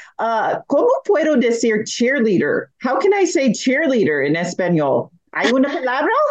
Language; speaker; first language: Spanish; non-native, learner; English